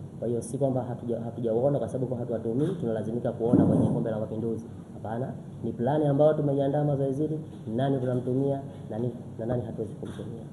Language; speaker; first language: Swahili; native; Swahili